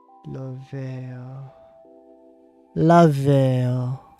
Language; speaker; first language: Spanish; non-native, learner; English